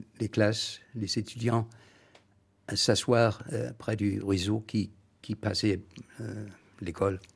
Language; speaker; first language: French; non-native, learner; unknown